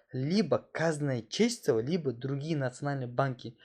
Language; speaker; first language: Russian; non-native, local second language; Kazakh